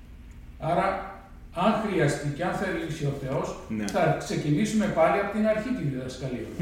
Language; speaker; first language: Greek; native; Greek